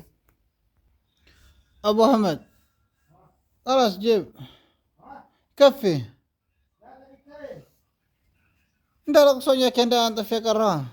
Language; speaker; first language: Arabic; non-native, learner; Amharic